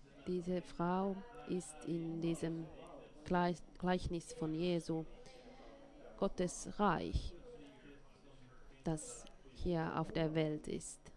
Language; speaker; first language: German; non-native, fluent; Finnish